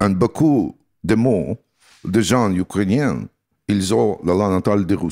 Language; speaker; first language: French; non-native, learner; Russian